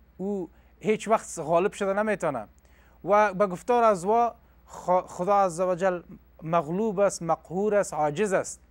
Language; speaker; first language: Persian; non-native, local second language; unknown